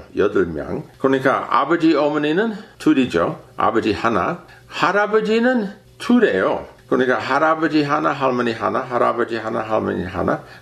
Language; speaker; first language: Korean; non-native, fluent; English